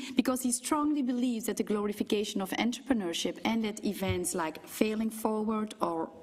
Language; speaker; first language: English; non-native, fluent; Dutch